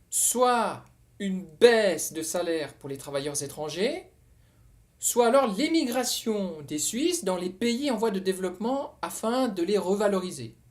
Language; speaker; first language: French; native; French